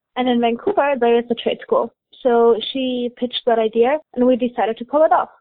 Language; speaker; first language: English; non-native, fluent; German